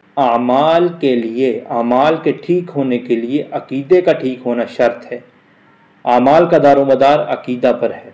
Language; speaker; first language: Urdu; non-native, local second language; Punjabi